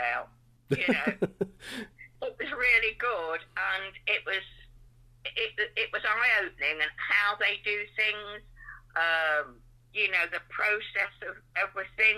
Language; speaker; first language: English; native; English